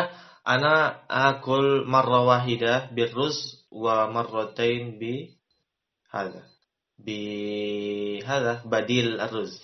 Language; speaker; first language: Arabic; non-native, learner; Indonesian